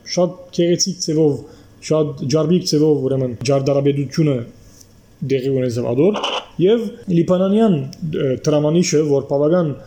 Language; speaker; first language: Armenian; early bilingual, heritage; Armenian